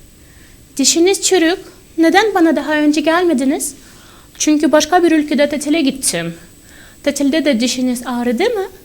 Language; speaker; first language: Turkish; non-native, fluent; Russian